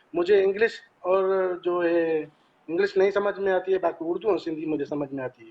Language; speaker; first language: Urdu; non-native, local second language; Sindhi